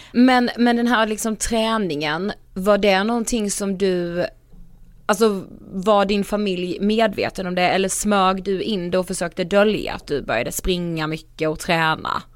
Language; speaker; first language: Swedish; native; Swedish